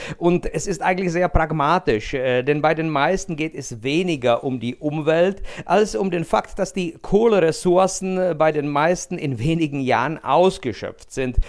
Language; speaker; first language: German; non-native, fluent; Czech